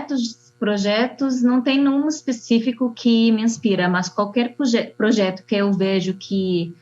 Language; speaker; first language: Portuguese; non-native, fluent; Arabic